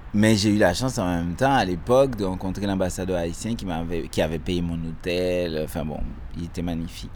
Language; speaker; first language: French; non-native, local second language; Haitian Creole